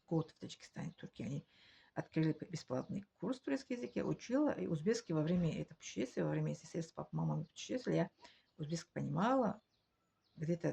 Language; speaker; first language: Russian; non-native, learner; Tajik